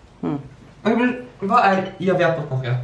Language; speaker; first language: Swedish; early bilingual, other home language; Thai